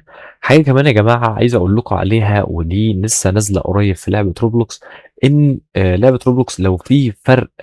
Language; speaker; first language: Arabic; native; Arabic